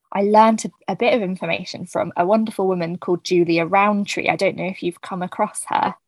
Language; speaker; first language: English; native; English